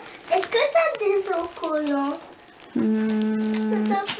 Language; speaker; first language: French; native; French